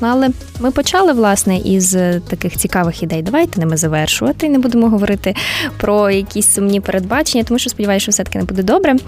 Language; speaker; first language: Ukrainian; native; Ukrainian